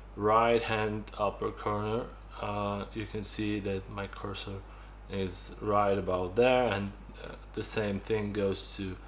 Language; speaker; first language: English; non-native, fluent; Polish